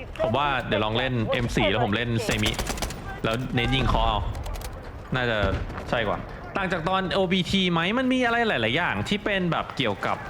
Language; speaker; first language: Thai; native; Thai